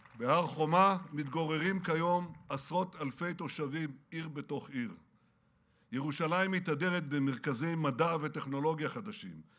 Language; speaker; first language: Hebrew; native; Hebrew